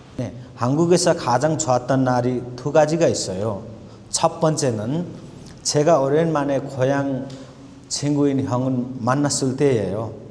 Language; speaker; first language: Korean; non-native, fluent; Nepali